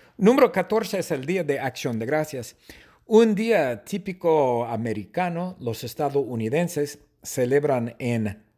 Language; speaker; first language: Spanish; non-native, fluent; English